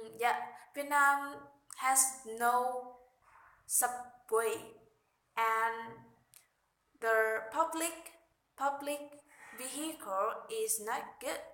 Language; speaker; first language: English; non-native, learner; Vietnamese